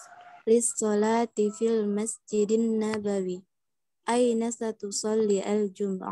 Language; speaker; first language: Arabic; non-native, learner; Indonesian